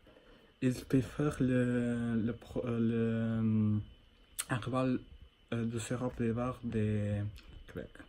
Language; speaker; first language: French; non-native, learner; Portuguese